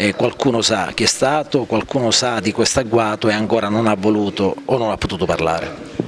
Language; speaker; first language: Italian; native; Italian